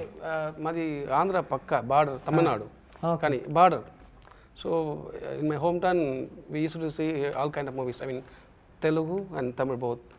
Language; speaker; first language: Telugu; non-native, local second language; Tamil